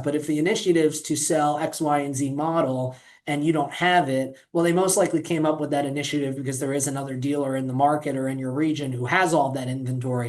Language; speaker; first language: English; native; English